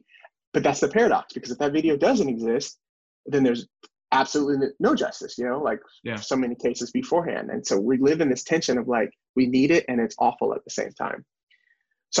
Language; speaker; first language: English; native; English